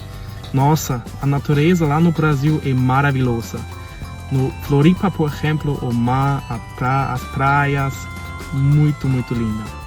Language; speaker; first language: Portuguese; non-native, learner; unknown